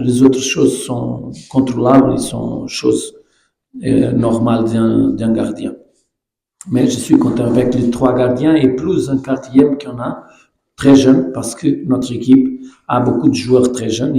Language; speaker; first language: French; non-native, learner; Portuguese